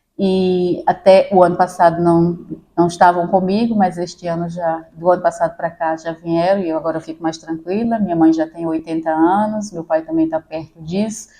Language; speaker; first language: Portuguese; native; Portuguese